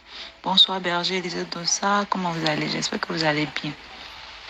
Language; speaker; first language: French; native; French